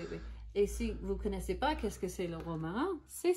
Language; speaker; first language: French; non-native, learner; English